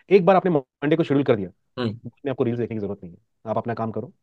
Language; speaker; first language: Hindi; non-native, local second language; Marathi